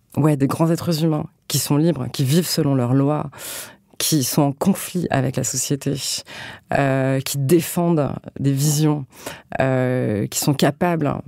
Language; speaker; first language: French; native; French